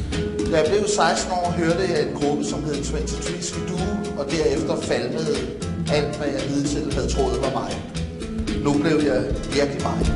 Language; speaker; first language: Danish; native; Danish